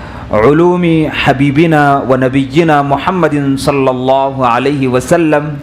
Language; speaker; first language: Arabic; non-native, fluent; Urdu